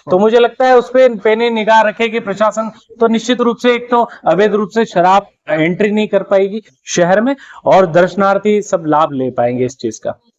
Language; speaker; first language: Hindi; native; Hindi